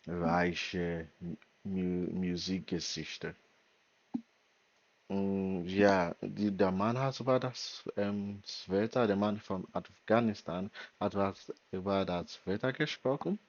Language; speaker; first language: German; non-native, learner; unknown